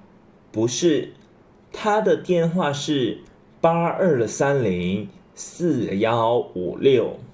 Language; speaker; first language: Chinese; non-native, fluent; English